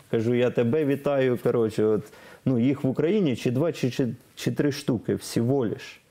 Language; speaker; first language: Ukrainian; non-native, local second language; Russian